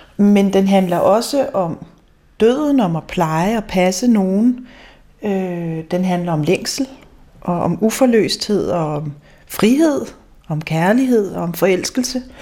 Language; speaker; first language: Danish; native; Danish